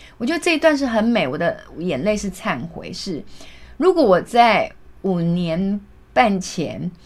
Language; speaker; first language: Chinese; native; Chinese